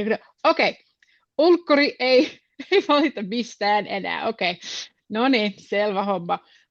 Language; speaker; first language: Finnish; non-native, fluent; English